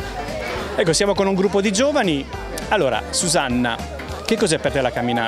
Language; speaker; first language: Italian; native; Italian